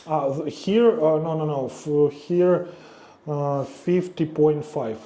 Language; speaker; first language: English; non-native, learner; Russian